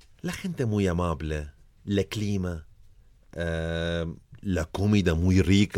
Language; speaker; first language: Spanish; non-native, learner; Arabic